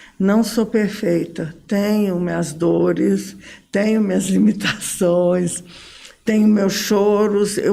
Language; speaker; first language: Portuguese; early bilingual, other home language; Arabic